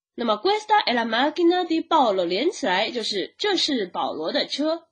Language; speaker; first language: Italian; non-native, fluent; Chinese